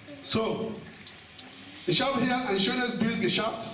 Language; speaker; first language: German; non-native, fluent; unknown